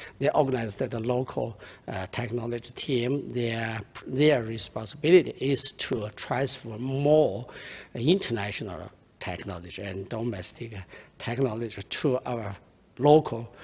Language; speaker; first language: English; non-native, learner; Chinese